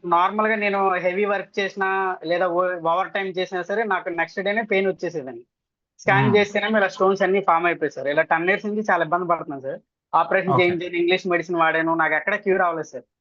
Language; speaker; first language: Telugu; native; Telugu